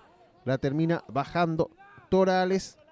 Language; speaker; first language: Spanish; native; Spanish